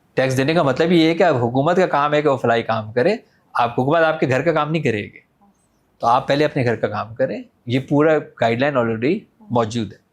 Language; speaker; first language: Urdu; native; Urdu